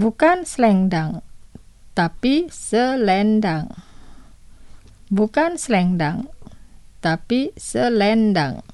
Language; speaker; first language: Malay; non-native, fluent; Spanish